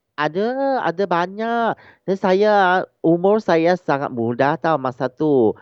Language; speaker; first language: Malay; non-native, local second language; Chinese